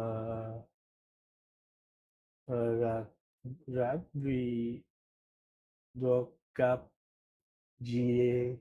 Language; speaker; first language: Vietnamese; non-native, learner; Dutch